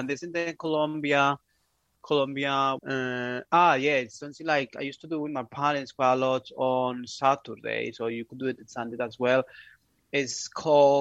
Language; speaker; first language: English; non-native, fluent; Spanish